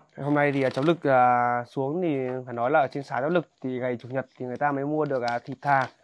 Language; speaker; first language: Vietnamese; non-native, local second language; Hmong